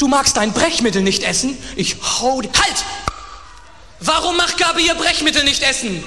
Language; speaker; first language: German; native; German